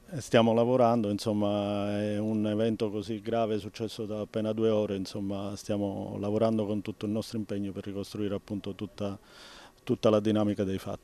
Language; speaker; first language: Italian; native; Italian